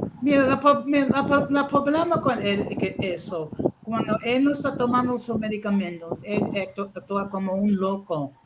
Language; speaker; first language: Spanish; non-native, learner; English